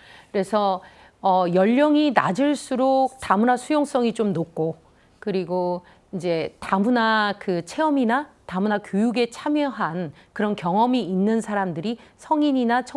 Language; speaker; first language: Korean; native; Korean